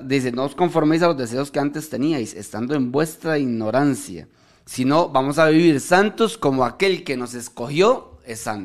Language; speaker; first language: Spanish; native; Spanish